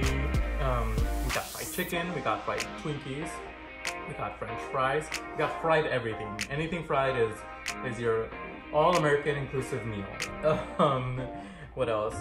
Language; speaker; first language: English; early bilingual, other home language; Spanish